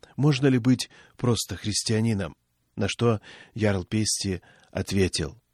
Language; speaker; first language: Russian; non-native, fluent; Swedish